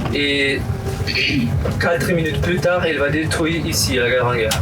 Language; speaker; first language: French; non-native, learner; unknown